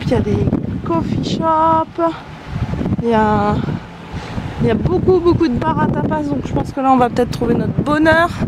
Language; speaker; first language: French; native; French